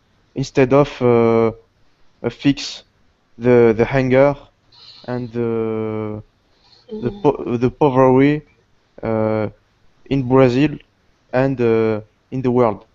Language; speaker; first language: English; non-native, learner; Portuguese